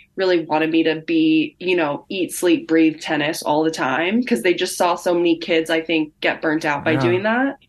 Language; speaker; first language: English; native; English